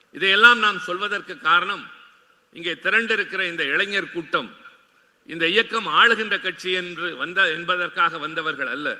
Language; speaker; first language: Tamil; native; Tamil